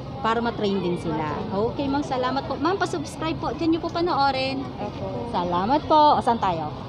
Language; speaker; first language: Filipino; non-native, local second language; Bikol